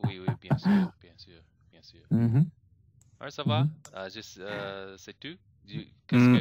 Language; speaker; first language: French; non-native, learner; English